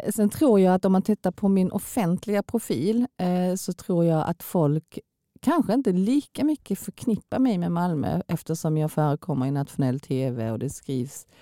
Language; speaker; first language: Swedish; early bilingual, other home language; Korean